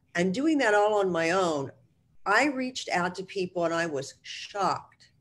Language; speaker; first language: English; native; English